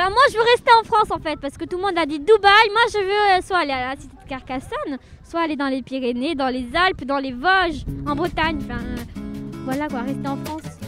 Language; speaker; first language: French; native; French